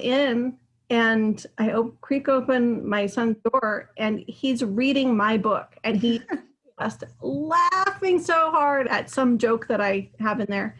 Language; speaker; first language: English; native; English